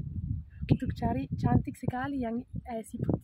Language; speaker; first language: Indonesian; non-native, learner; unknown